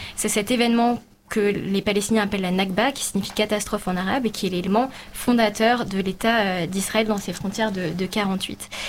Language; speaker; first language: French; native; French